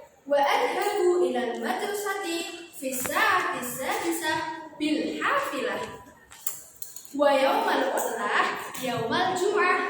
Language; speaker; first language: Arabic; non-native, learner; Indonesian